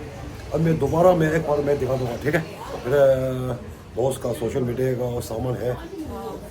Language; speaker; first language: Hindi; non-native, local second language; Tibetan